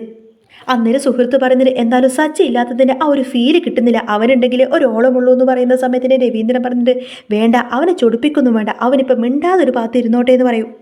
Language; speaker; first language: Malayalam; native; Malayalam